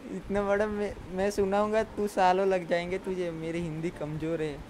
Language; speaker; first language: Hindi; non-native, local second language; Gujarati